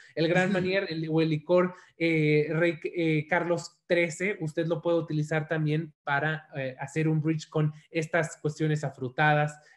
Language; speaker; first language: Spanish; native; Spanish